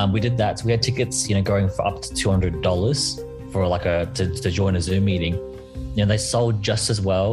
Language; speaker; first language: English; native; English